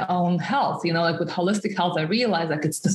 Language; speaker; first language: English; non-native, fluent; Russian